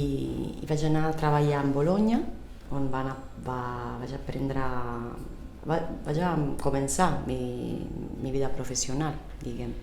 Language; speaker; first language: Catalan; non-native, fluent; Italian